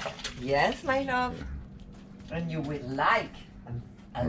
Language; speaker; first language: English; non-native, learner; French